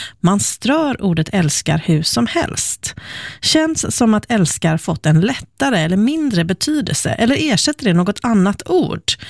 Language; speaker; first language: Swedish; native; Swedish